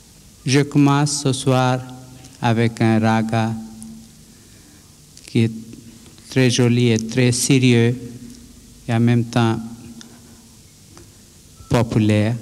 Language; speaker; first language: French; non-native, fluent; Bangla